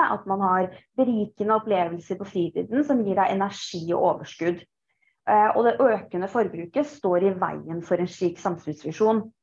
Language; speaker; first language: Norwegian; early bilingual, other home language; Persian